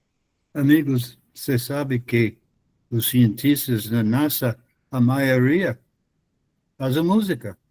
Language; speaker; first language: Portuguese; non-native, fluent; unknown